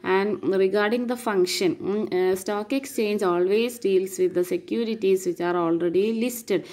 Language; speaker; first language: English; non-native, local second language; Malayalam